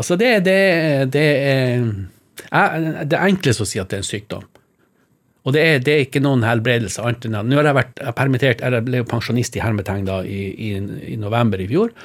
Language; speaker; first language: Norwegian; native; Norwegian